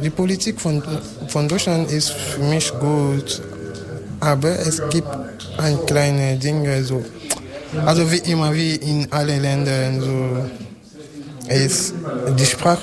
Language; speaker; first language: German; non-native, learner; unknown